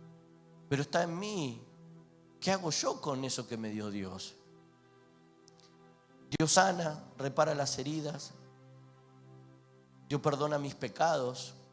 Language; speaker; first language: Spanish; native; Spanish